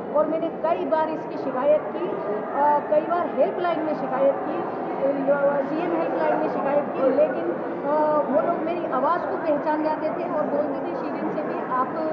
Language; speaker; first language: Hindi; native; Hindi